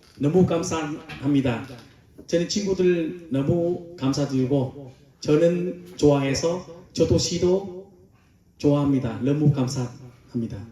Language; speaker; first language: Korean; non-native, learner; Vietnamese